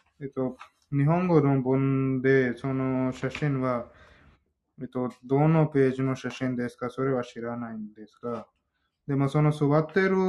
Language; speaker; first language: Japanese; non-native, learner; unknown